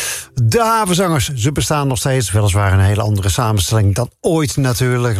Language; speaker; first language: Dutch; native; Dutch